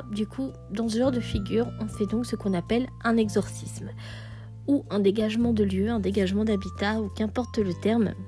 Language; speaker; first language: French; native; French